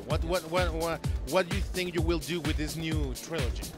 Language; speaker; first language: English; non-native, learner; Spanish